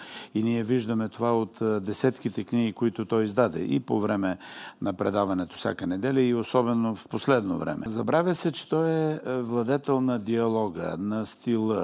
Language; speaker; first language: Bulgarian; native; Bulgarian